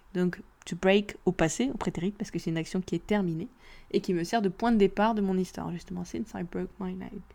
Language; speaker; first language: French; native; French